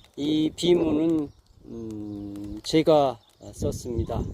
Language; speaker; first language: Korean; native; Korean